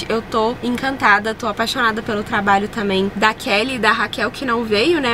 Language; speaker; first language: Portuguese; native; Portuguese